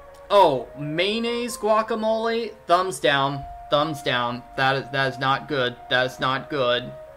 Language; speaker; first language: English; native; English